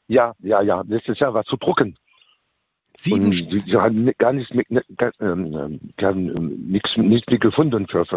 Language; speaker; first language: German; non-native, learner; French